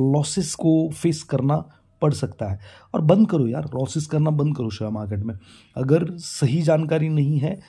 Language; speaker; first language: Hindi; non-native, local second language; Marathi